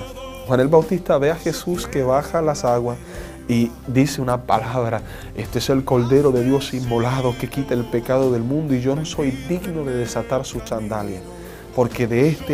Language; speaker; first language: Spanish; native; Spanish